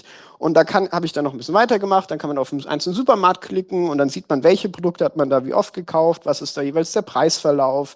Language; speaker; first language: German; native; German